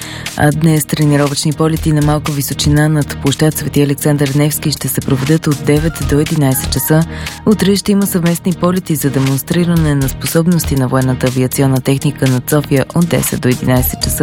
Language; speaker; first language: Bulgarian; native; Bulgarian